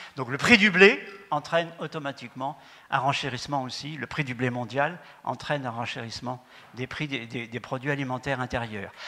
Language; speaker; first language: French; native; French